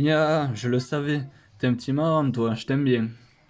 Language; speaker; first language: French; native; French